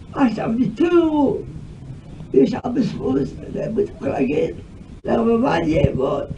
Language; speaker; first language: Hebrew; non-native, fluent; Yiddish